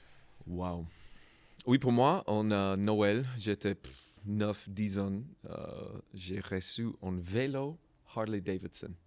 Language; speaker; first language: French; non-native, learner; English